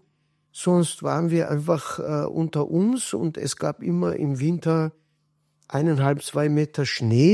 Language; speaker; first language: German; non-native, fluent; Kurdish